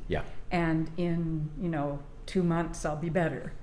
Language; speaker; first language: English; native; English